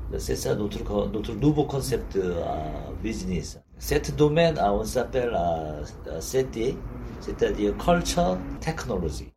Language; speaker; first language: French; non-native, learner; Korean